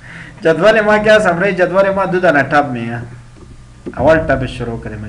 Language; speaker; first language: Persian; non-native, local second language; Pashto